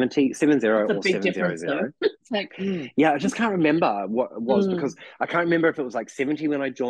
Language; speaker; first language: English; native; English